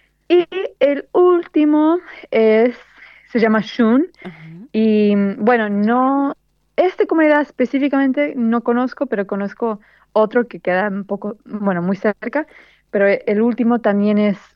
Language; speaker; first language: Spanish; early bilingual, heritage; Spanish